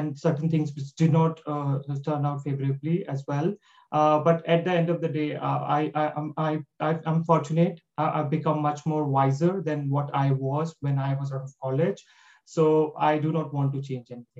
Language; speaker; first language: English; non-native, local second language; Hindi